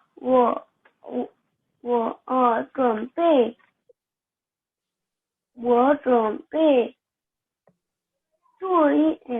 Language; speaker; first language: Chinese; non-native, learner; Korean